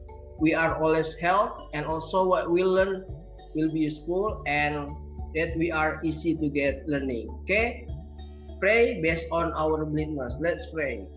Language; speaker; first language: English; non-native, learner; Indonesian